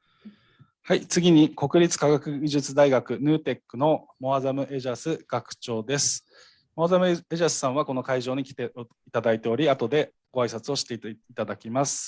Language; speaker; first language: Japanese; native; Japanese